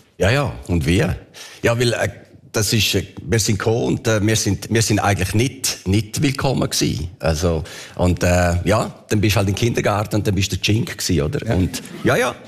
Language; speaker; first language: German; early bilingual, other home language; Italian